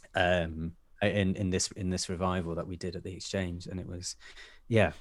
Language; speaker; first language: English; native; English